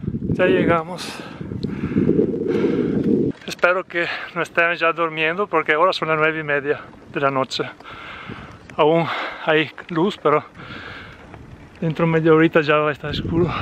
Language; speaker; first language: Spanish; non-native, fluent; Italian